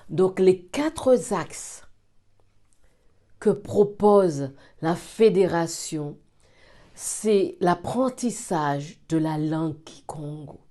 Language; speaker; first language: French; native; French